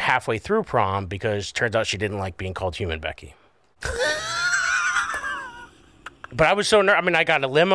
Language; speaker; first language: English; native; English